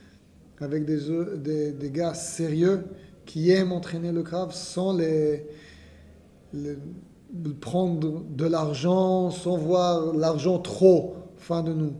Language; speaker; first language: French; non-native, fluent; Hebrew